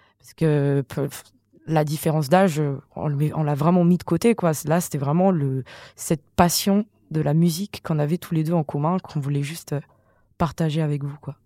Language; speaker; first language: French; non-native, local second language; Malagasy